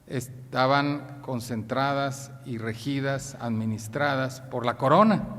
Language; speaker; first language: Spanish; native; Spanish